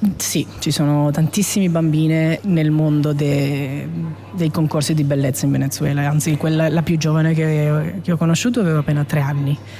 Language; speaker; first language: Italian; non-native, fluent; Spanish